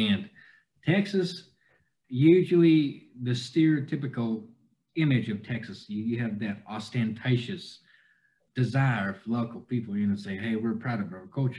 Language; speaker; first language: English; non-native, fluent; Chinese